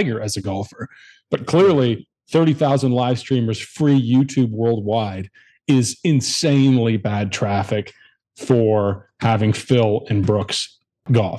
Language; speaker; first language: English; native; English